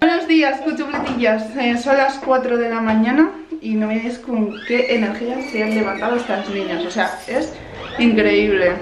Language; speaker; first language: Spanish; native; Spanish